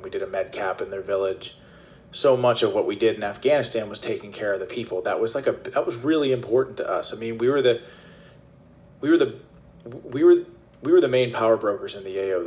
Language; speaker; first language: English; native; English